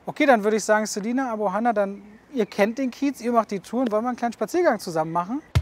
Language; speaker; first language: German; native; German